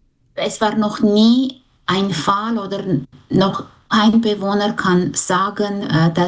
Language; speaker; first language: German; non-native, fluent; Armenian